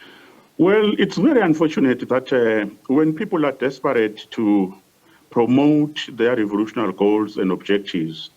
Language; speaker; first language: English; non-native, local second language; Swati